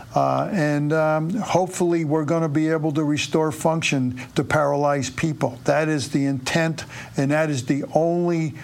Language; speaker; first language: English; native; English